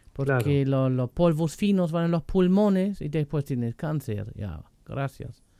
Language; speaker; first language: Spanish; non-native, fluent; German